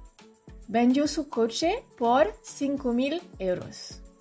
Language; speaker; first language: Spanish; non-native, fluent; French